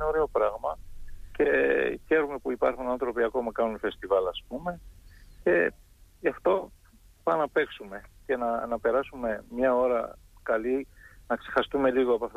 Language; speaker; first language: Greek; non-native, fluent; Arabic